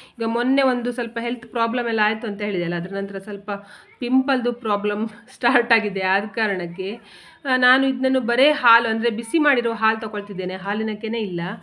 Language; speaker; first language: Kannada; non-native, local second language; Konkani